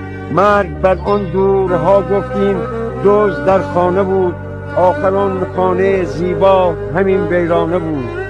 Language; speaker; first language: Persian; native; Persian